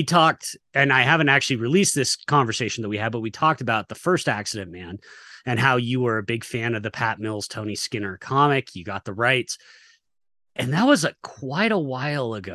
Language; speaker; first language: English; native; English